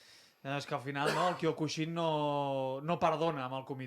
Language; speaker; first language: Catalan; native; Catalan